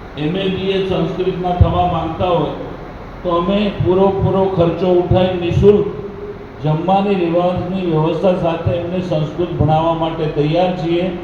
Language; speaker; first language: Gujarati; native; Gujarati